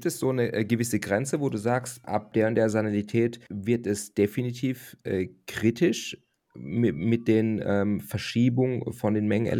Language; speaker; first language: German; native; German